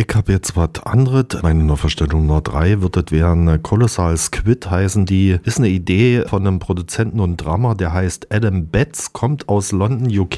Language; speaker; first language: German; native; German